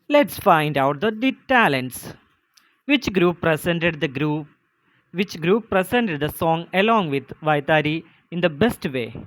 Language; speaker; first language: English; non-native, local second language; Malayalam